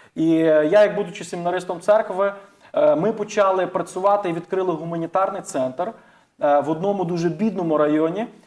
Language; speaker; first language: Ukrainian; native; Ukrainian